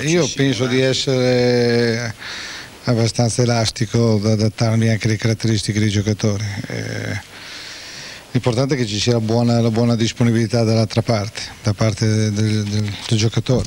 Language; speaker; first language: Italian; native; Italian